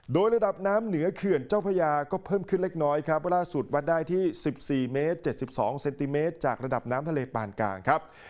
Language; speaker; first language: Thai; native; Thai